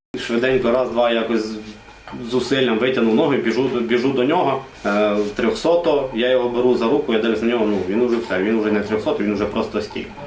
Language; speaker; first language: Ukrainian; native; Ukrainian